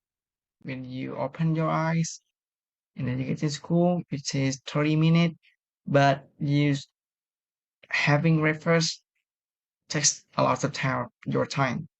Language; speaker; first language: English; non-native, fluent; Vietnamese